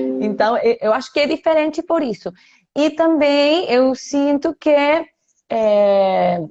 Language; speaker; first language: Portuguese; non-native, fluent; Spanish